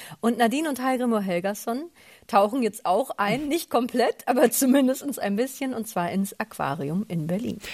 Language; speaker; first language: German; native; German